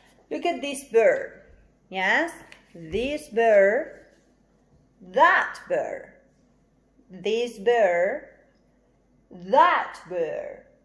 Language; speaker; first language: English; non-native, fluent; Spanish